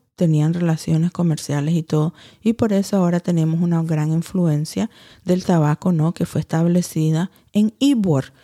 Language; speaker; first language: Spanish; early bilingual, heritage; Spanish